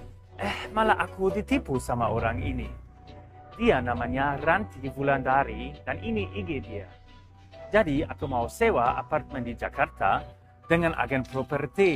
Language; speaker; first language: Indonesian; non-native, fluent; German